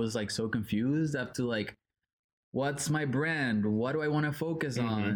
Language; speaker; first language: English; non-native, fluent; Spanish